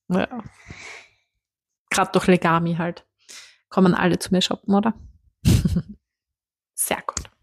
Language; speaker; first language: German; native; German